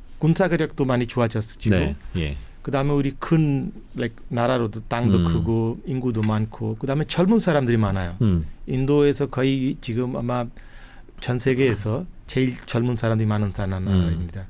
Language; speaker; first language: Korean; non-native, fluent; Hindi